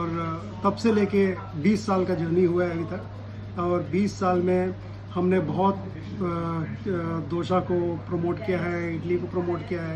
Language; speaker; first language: Hindi; non-native, local second language; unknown